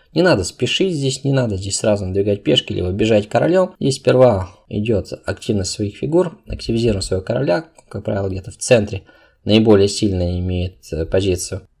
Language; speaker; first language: Russian; non-native, local second language; Uzbek